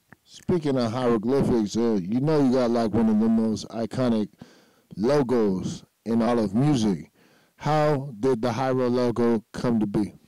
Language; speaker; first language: English; native; English